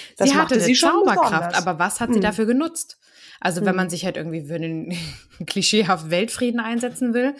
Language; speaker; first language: German; native; German